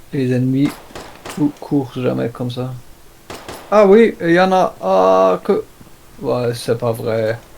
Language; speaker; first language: French; non-native, learner; German